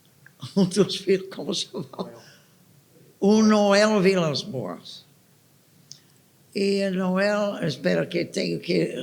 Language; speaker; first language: Portuguese; non-native, fluent; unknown